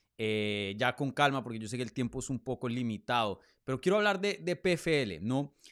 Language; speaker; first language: Spanish; native; Spanish